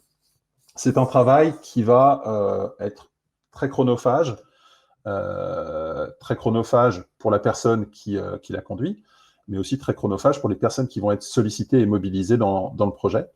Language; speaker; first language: French; native; French